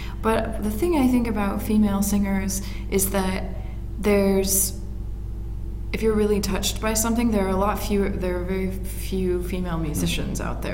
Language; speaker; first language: English; native; English